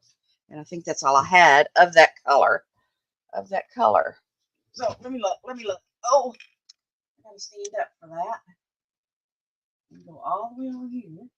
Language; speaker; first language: English; native; English